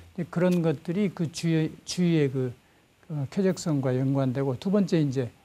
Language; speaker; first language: Korean; native; Korean